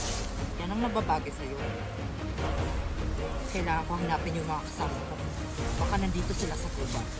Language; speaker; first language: Filipino; native; Filipino